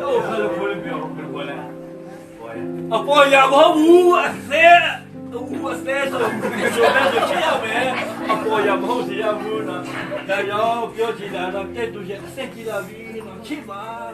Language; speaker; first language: Burmese; non-native, local second language; S'gaw Karen